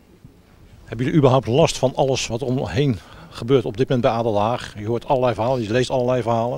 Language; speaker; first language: Dutch; native; Dutch